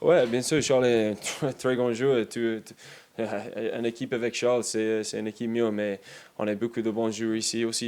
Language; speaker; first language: French; non-native, learner; English